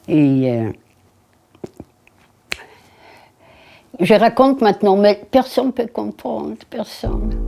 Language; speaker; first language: French; non-native, fluent; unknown